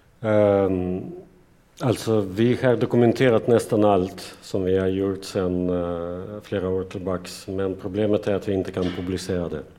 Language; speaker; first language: Swedish; non-native, fluent; Russian